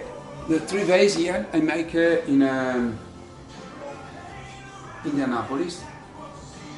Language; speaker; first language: English; non-native, learner; Italian